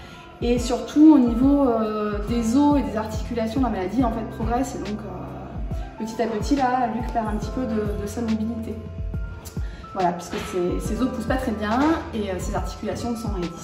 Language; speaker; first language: French; native; French